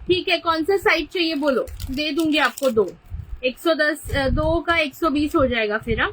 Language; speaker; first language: Hindi; non-native, local second language; Marathi